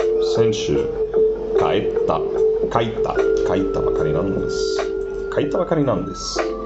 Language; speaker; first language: Japanese; non-native, learner; Catalan